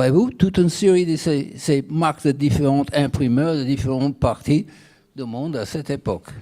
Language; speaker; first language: French; non-native, fluent; English